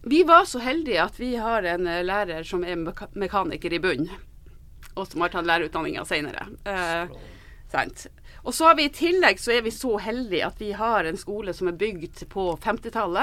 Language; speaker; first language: Norwegian; native; Norwegian